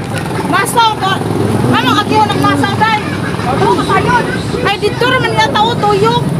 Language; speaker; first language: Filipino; non-native, local second language; Cebuano